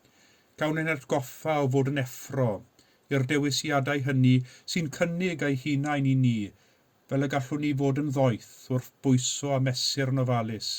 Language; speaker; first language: Welsh; native; Welsh